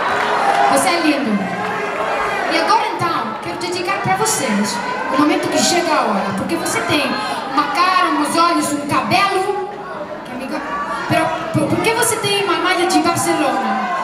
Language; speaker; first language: Portuguese; non-native, learner; Italian